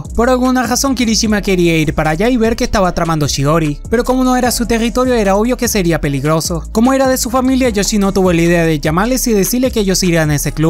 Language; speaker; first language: Spanish; native; Spanish